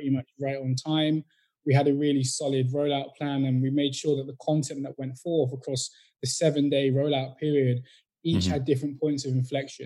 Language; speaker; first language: English; native; English